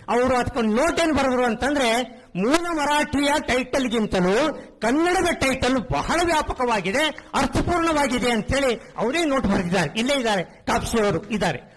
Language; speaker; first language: Kannada; non-native, local second language; Konkani